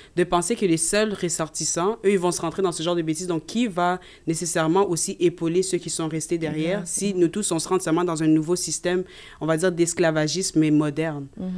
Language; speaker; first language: French; native; French